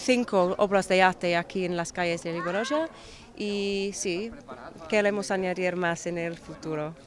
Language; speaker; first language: Spanish; non-native, fluent; English